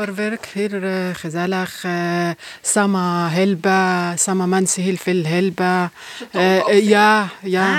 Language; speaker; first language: Dutch; non-native, learner; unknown